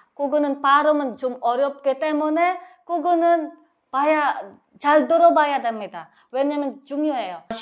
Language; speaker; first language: Korean; non-native, fluent; Filipino